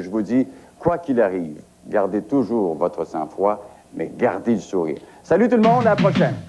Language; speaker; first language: French; native; French